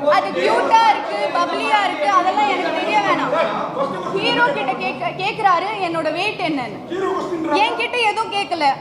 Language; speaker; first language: Tamil; non-native, local second language; Malayalam